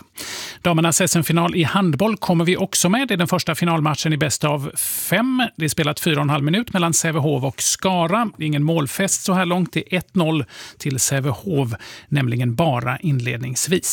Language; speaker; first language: Swedish; native; Swedish